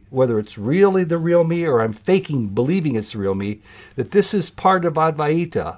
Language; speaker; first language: English; native; English